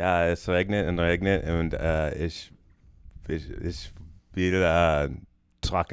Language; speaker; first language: German; non-native, learner; English